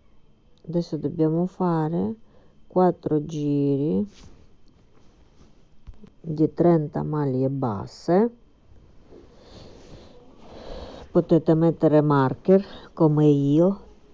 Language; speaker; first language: Italian; non-native, fluent; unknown